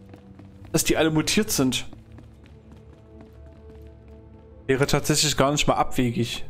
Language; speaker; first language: German; native; German